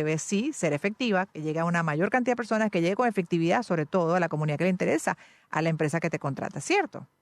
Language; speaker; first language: Spanish; native; Spanish